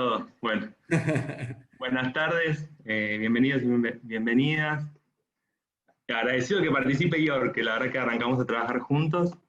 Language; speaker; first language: Spanish; native; Spanish